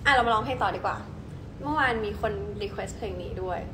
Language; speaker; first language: Thai; early bilingual, heritage; Thai